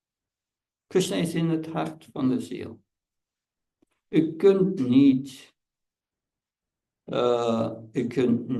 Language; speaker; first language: Dutch; non-native, fluent; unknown